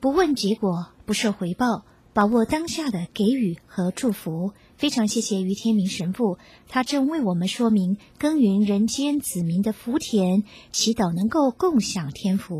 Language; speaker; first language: Chinese; native; Chinese